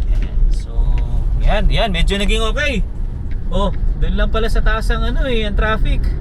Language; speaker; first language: Filipino; native; Filipino